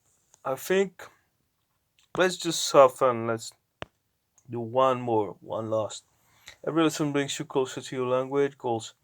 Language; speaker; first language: English; non-native, fluent; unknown